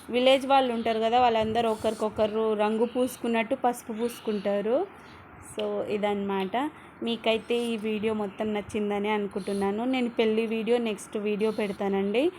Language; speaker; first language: Telugu; non-native, local second language; Lambadi